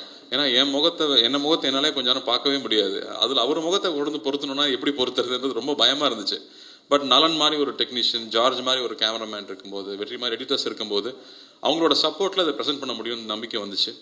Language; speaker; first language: Tamil; native; Tamil